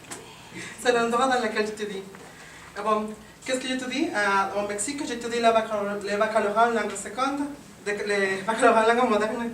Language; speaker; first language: French; non-native, learner; Spanish